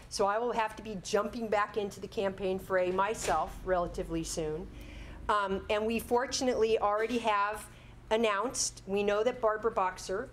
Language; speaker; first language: English; native; English